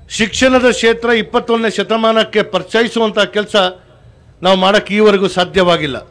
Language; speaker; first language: Kannada; non-native, local second language; Urdu